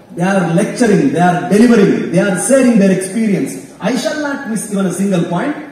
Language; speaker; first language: English; non-native, local second language; Kannada